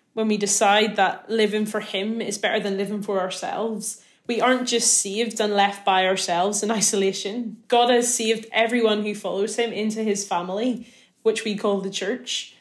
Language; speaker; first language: English; native; English